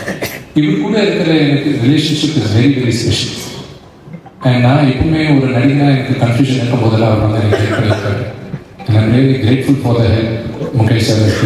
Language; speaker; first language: Tamil; non-native, local second language; Telugu